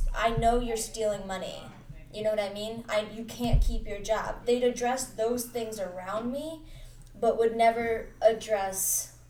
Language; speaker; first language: English; early bilingual, other home language; Hindi